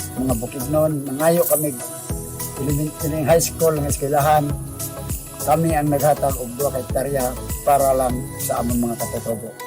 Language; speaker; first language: Cebuano; non-native, local second language; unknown